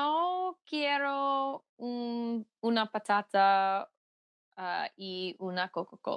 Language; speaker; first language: Spanish; non-native, learner; English